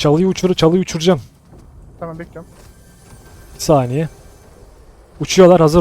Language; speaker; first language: Turkish; native; Turkish